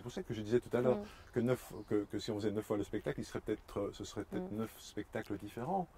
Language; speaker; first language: French; native; French